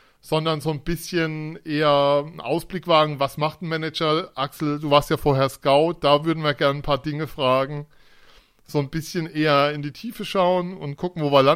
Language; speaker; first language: German; native; German